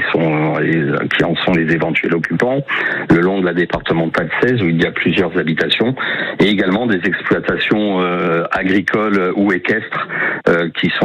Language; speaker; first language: French; native; French